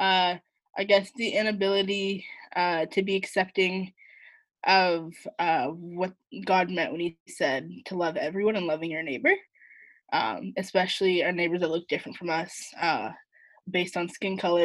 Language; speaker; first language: English; native; English